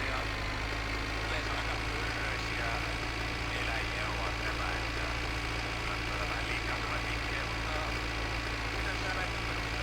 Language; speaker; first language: Finnish; native; Finnish